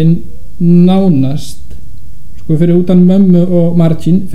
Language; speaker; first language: Icelandic; non-native, fluent; Polish